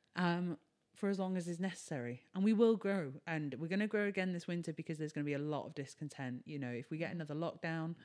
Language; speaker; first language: English; native; English